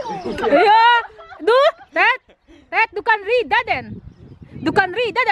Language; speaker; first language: Swedish; non-native, learner; Indonesian